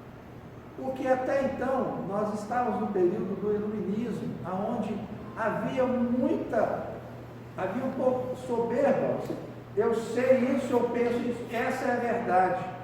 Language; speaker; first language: Portuguese; native; Portuguese